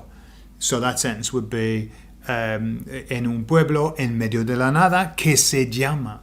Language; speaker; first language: Spanish; non-native, fluent; English